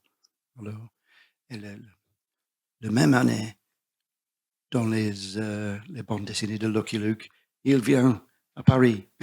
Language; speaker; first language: French; non-native, learner; English